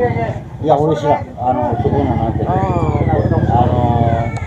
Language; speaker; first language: Japanese; native; Japanese